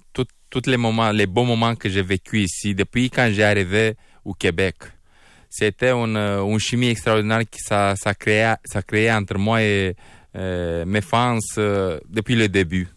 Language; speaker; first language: French; non-native, fluent; Romanian